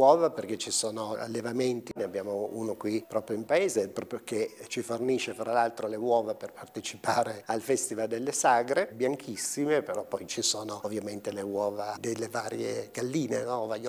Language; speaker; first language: Italian; native; Italian